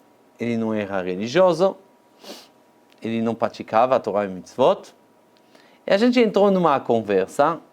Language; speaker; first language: Portuguese; non-native, fluent; Hebrew